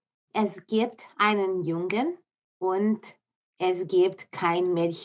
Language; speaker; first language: German; non-native, learner; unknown